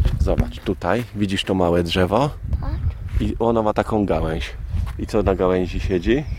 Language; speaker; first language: Polish; native; Polish